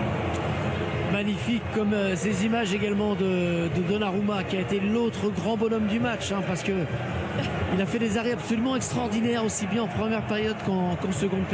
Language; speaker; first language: French; native; French